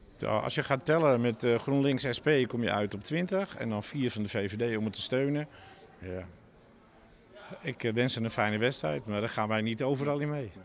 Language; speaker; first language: Dutch; native; Dutch